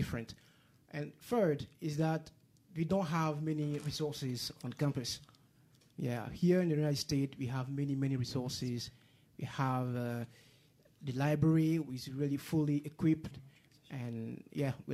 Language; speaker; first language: English; non-native, fluent; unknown